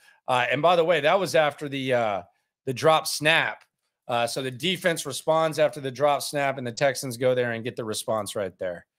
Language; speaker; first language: English; native; English